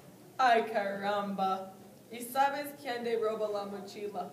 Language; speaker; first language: Spanish; non-native, learner; English